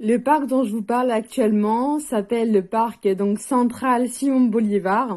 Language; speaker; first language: French; native; French